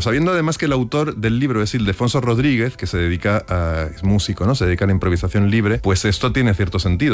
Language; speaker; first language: Spanish; native; Spanish